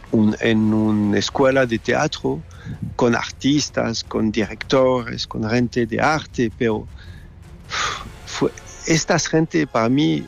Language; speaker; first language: Spanish; non-native, fluent; French